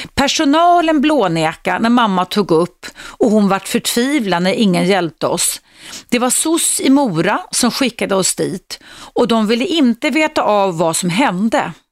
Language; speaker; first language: Swedish; native; Swedish